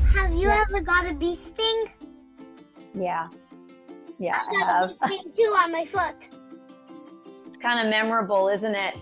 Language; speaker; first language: English; native; English